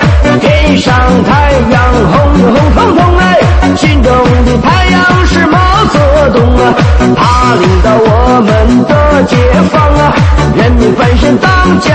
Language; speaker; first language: Chinese; native; Chinese